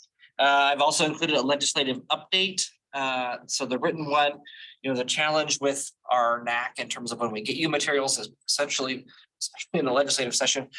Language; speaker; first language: English; native; English